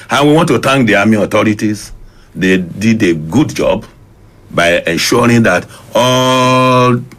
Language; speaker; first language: English; non-native, local second language; Yoruba